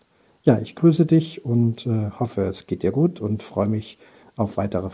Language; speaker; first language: German; native; German